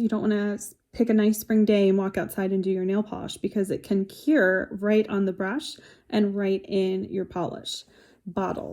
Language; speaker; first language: English; native; English